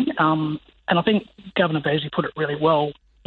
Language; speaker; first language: English; native; English